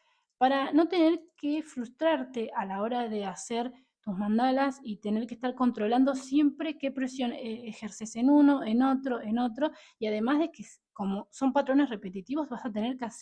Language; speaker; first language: Spanish; native; Spanish